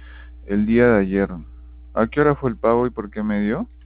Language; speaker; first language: Spanish; native; Spanish